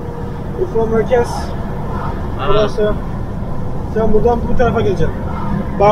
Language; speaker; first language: Turkish; non-native, local second language; Kurdish